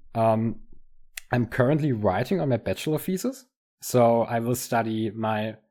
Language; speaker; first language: English; non-native, fluent; German